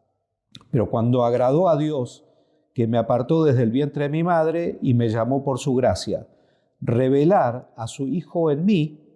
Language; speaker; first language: Spanish; native; Spanish